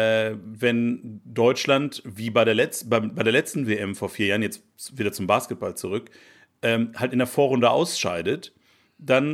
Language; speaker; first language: German; native; German